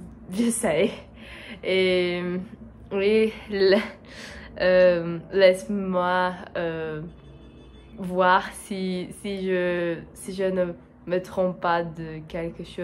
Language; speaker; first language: French; non-native, learner; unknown